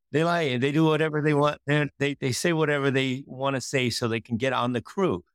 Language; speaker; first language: English; early bilingual, other home language; Dutch